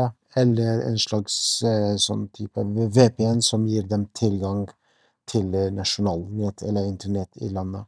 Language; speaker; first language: Norwegian; non-native, fluent; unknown